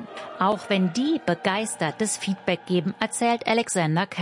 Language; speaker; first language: German; native; German